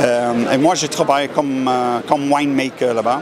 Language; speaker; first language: French; non-native, fluent; English